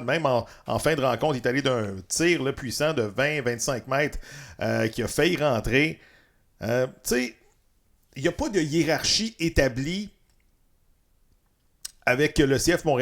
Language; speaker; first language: French; native; French